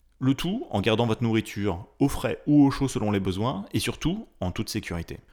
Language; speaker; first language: French; native; French